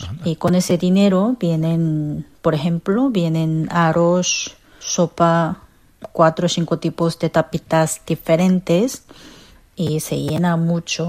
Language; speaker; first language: Spanish; non-native, learner; Korean